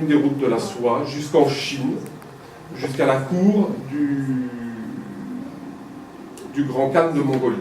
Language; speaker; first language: French; native; French